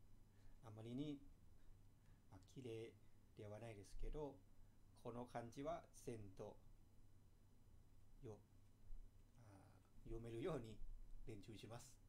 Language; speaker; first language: Japanese; non-native, fluent; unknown